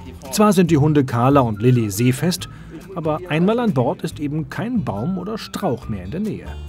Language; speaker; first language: German; native; German